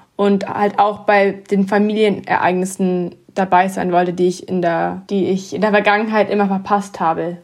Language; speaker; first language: German; early bilingual, heritage; English